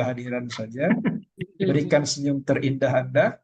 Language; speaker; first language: Malay; native; Malay